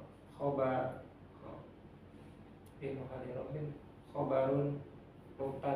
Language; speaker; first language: Arabic; non-native, learner; Indonesian